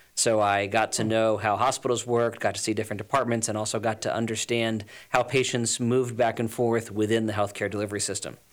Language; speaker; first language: English; native; English